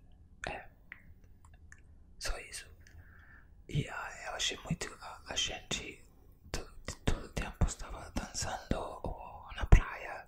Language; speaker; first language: Portuguese; non-native, learner; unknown